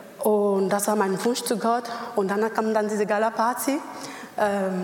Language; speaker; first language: German; non-native, learner; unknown